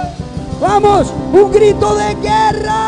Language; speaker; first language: Spanish; native; Spanish